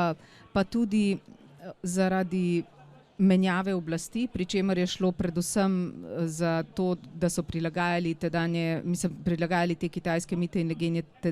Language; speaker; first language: Slovenian; native; Slovenian